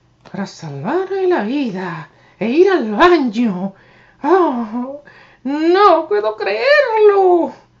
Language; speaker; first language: Spanish; native; Spanish